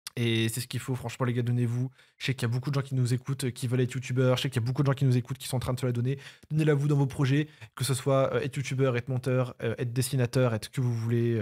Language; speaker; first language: French; native; French